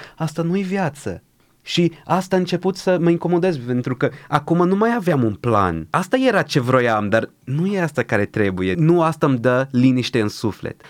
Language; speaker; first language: Romanian; early bilingual, other home language; Portuguese